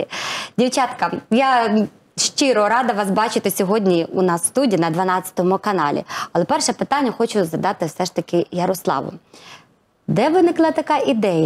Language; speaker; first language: Ukrainian; native; Ukrainian